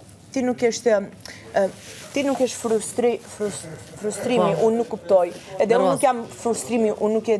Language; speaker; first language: Albanian; non-native, learner; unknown